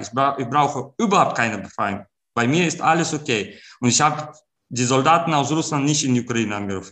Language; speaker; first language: German; non-native, fluent; Ukrainian